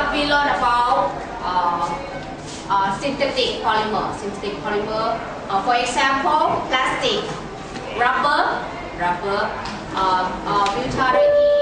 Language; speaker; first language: English; non-native, learner; Thai